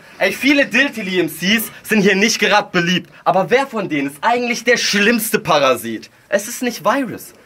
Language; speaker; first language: German; early bilingual, other home language; Russian